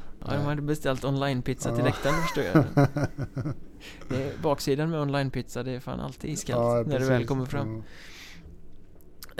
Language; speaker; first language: Swedish; native; Swedish